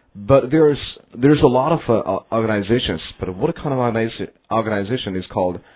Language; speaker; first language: English; non-native, fluent; Chinese